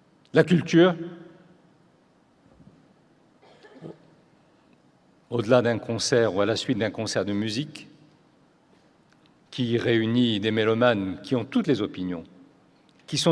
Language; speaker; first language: French; non-native, local second language; Arabic